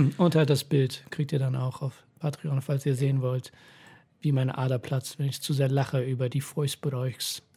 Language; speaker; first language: German; early bilingual, other home language; Persian